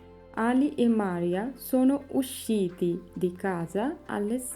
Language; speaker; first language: Italian; non-native, fluent; Bangla